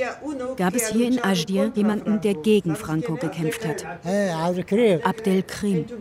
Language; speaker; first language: German; native; German